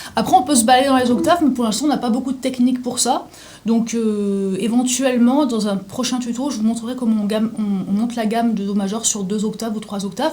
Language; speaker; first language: French; native; French